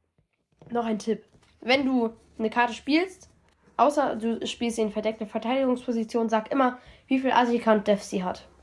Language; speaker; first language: German; native; German